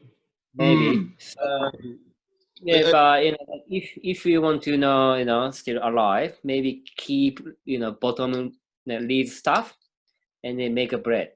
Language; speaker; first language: English; non-native, learner; Japanese